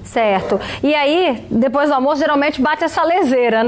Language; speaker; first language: Portuguese; native; Portuguese